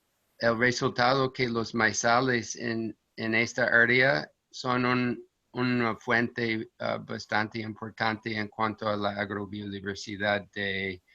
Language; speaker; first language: Spanish; non-native, fluent; English